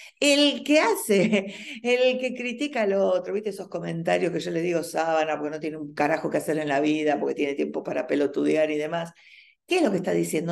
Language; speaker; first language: Spanish; native; Spanish